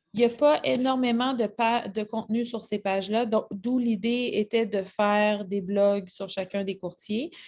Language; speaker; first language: French; native; French